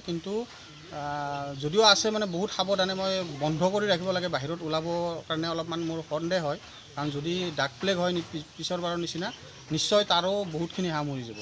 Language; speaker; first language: Assamese; native; Assamese